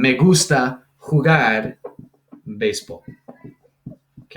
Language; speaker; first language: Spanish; non-native, fluent; English